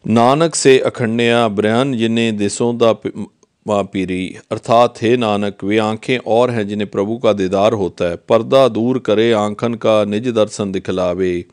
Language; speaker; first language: Hindi; non-native, local second language; Punjabi